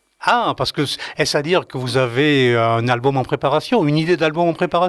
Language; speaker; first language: French; native; French